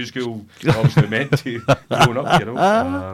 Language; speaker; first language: English; native; English